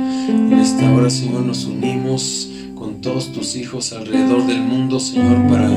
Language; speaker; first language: Spanish; native; Spanish